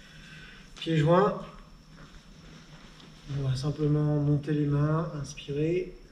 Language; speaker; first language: French; native; French